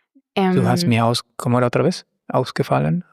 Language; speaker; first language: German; non-native, learner; Spanish